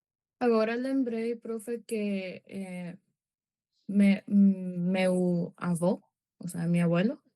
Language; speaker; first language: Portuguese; non-native, learner; Spanish